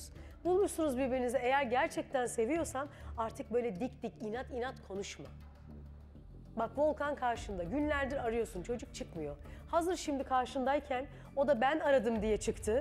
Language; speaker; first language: Turkish; native; Turkish